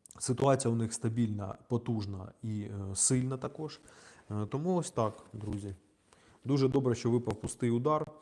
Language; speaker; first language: Ukrainian; non-native, local second language; Russian